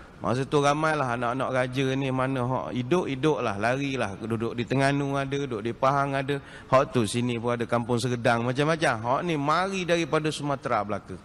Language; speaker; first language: Malay; native; Malay